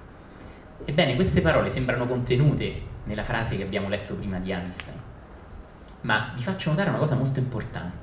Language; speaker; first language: Italian; native; Italian